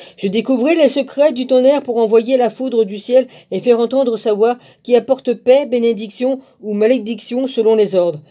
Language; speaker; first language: French; native; French